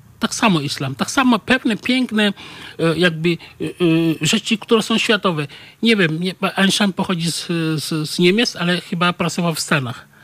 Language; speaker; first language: Polish; non-native, fluent; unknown